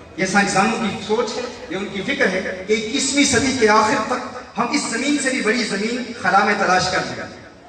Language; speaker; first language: Urdu; early bilingual, heritage; Urdu